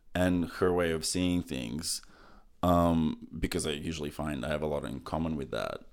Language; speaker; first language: English; early bilingual, other home language; Macedonian